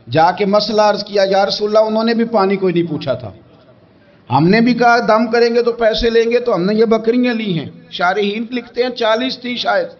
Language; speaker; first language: Urdu; non-native, local second language; Punjabi